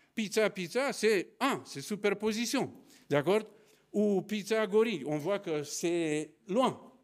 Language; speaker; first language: French; non-native, fluent; Romanian